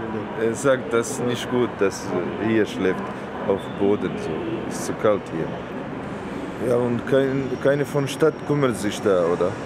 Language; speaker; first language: German; non-native, learner; Bosnian